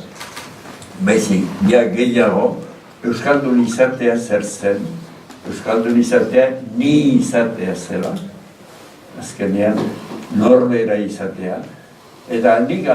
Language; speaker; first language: Basque; native; Basque